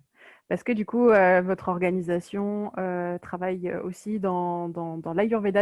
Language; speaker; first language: French; native; French